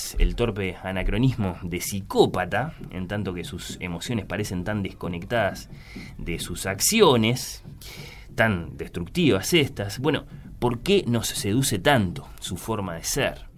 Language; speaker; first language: Spanish; native; Spanish